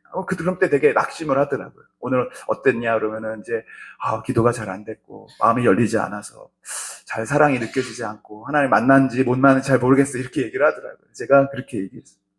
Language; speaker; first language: Korean; native; Korean